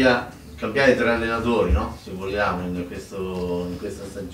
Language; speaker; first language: Italian; native; Italian